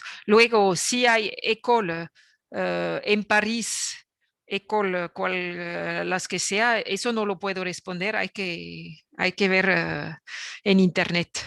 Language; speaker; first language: Spanish; non-native, fluent; French